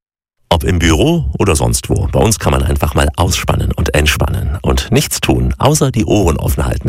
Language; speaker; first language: German; native; German